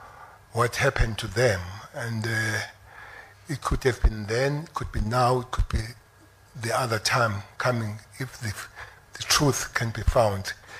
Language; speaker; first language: English; non-native, local second language; Zulu